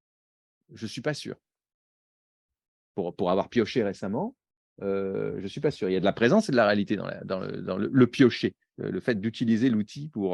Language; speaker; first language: French; native; French